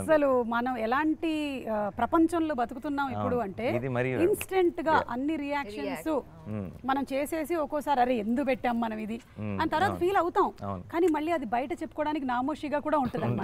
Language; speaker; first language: Telugu; native; Telugu